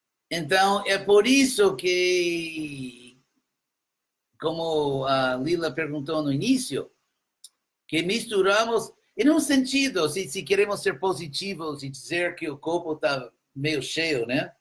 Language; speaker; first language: Portuguese; non-native, fluent; English